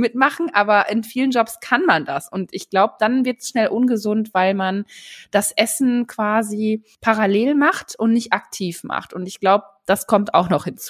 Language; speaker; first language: German; native; German